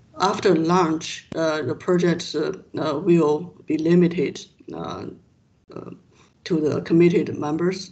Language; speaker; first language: English; non-native, fluent; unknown